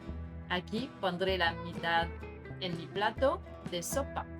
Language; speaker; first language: Spanish; non-native, learner; French